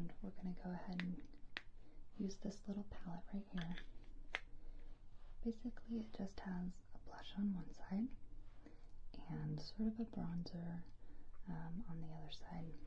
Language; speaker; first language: English; native; English